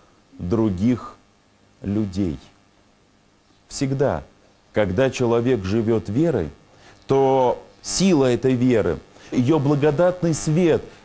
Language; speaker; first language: Russian; native; Russian